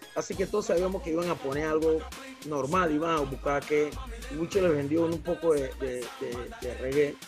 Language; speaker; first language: Spanish; non-native, local second language; English